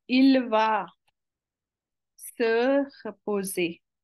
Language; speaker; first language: French; non-native, fluent; Hindi